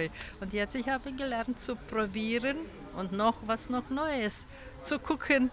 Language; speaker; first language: German; non-native, learner; Lithuanian